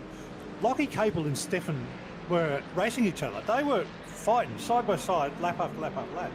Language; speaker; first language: English; native; English